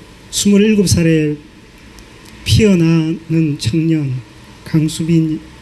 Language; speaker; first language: Korean; native; Korean